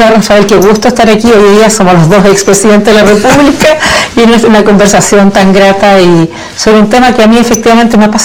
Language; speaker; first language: Spanish; native; Spanish